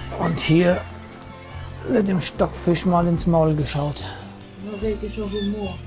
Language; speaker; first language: German; native; German